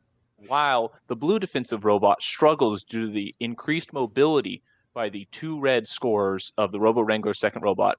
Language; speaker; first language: English; native; English